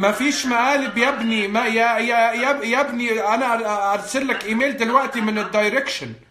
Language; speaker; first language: Arabic; native; Arabic